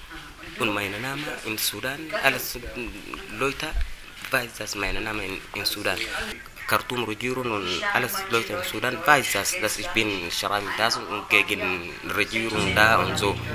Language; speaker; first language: German; non-native, learner; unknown